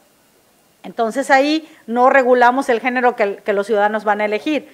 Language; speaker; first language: Spanish; native; Spanish